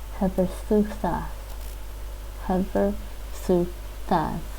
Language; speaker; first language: Icelandic; non-native, learner; English